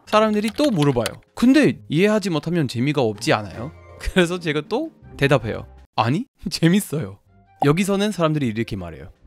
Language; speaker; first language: Korean; non-native, fluent; English